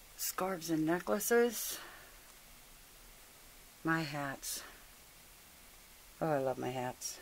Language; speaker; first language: English; native; English